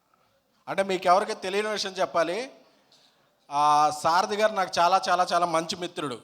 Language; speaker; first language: Telugu; native; Telugu